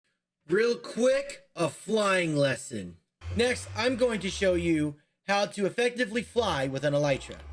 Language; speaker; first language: English; native; English